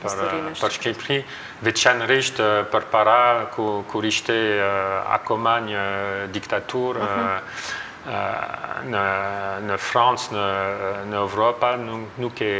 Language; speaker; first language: Albanian; non-native, learner; French